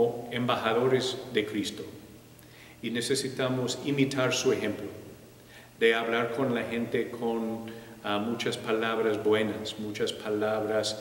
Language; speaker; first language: Spanish; non-native, fluent; English